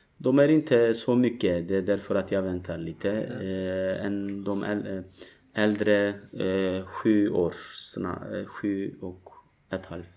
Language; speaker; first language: Swedish; non-native, learner; Turkish